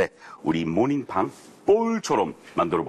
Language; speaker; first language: Korean; non-native, learner; English